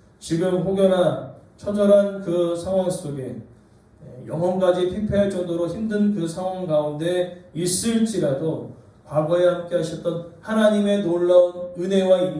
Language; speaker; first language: Korean; native; Korean